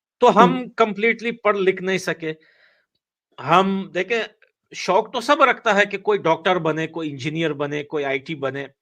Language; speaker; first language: Hindi; non-native, fluent; Pashto